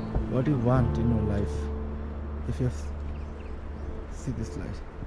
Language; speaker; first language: English; non-native, local second language; Bangla